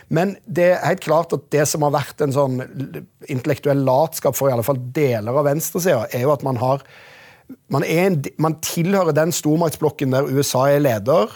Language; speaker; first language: Norwegian; native; Norwegian